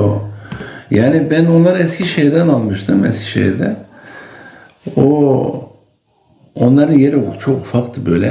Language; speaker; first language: Turkish; non-native, local second language; Kurdish